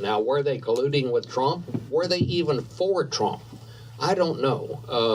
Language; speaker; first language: English; native; English